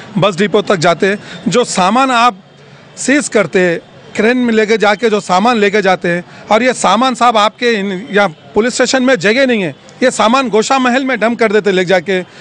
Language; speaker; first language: Urdu; native; Urdu